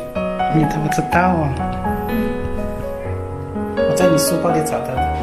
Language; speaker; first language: Chinese; native; Chinese